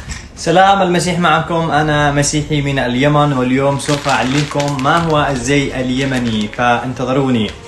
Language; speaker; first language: Arabic; native; Arabic